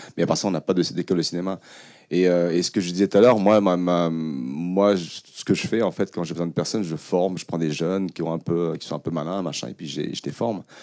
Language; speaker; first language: French; early bilingual, other home language; Khmer